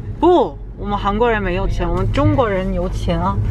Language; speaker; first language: Chinese; non-native, fluent; Korean